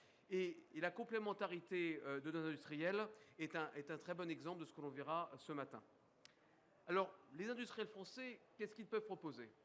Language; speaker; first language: French; native; French